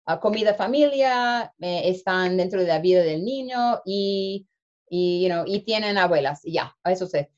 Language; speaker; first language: Spanish; early bilingual, heritage; Spanish